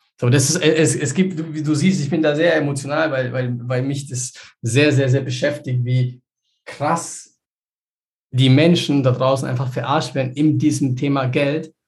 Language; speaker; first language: German; early bilingual, other home language; Spanish